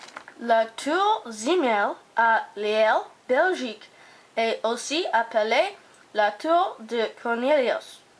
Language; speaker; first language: French; non-native, learner; English